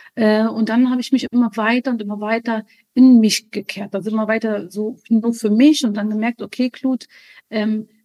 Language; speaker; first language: German; early bilingual, other home language; Arabic